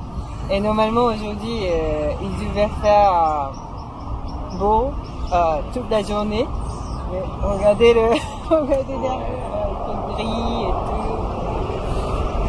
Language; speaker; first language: French; non-native, fluent; Japanese